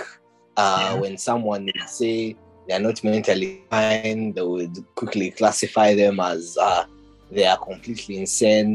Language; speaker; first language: English; non-native, local second language; Ganda